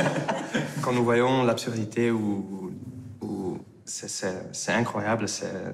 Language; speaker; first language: French; non-native, local second language; Dutch